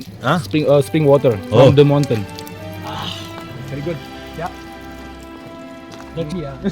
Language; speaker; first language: English; non-native, learner; Sundanese